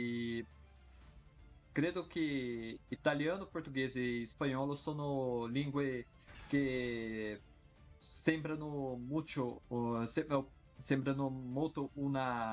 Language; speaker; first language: Italian; non-native, fluent; Portuguese